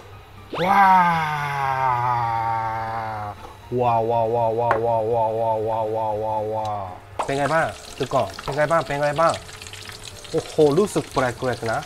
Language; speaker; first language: Thai; non-native, learner; Japanese